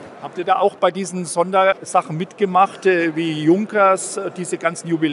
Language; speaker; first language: German; native; German